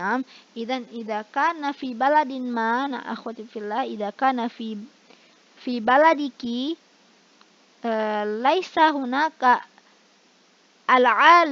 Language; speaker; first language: Arabic; non-native, fluent; Indonesian